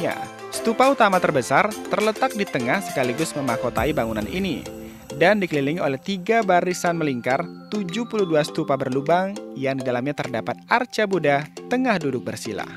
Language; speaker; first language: Indonesian; native; Indonesian